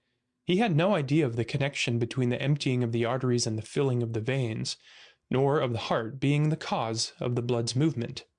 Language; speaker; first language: English; native; English